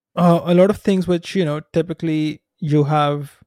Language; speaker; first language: English; non-native, local second language; Hindi